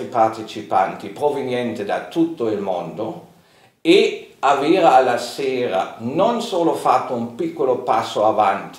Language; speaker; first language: Italian; non-native, fluent; German